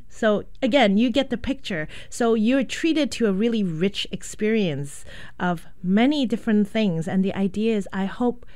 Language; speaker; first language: English; non-native, local second language; Cantonese